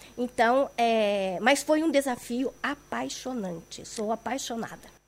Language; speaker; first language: Portuguese; native; Portuguese